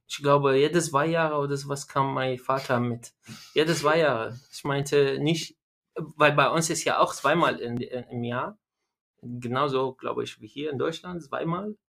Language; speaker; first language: German; non-native, learner; Arabic